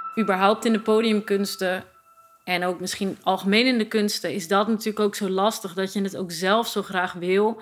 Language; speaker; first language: Dutch; native; Dutch